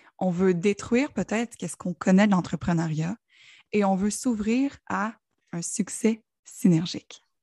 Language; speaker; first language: French; native; French